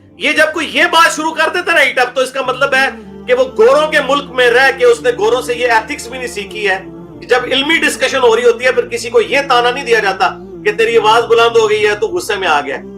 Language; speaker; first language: Urdu; non-native, local second language; Punjabi